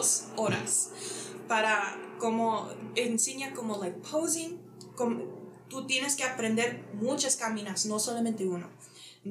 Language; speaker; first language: Spanish; early bilingual, heritage; English